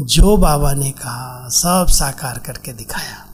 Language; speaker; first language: Hindi; native; Hindi